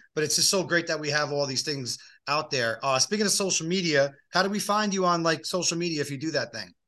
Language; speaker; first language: English; native; English